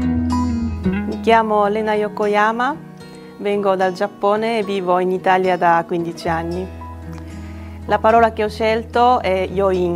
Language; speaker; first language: Italian; non-native, fluent; Japanese